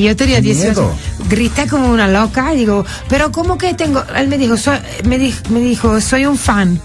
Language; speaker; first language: Spanish; non-native, fluent; Italian